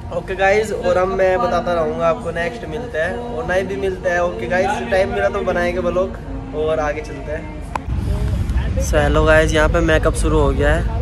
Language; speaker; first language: Hindi; native; Hindi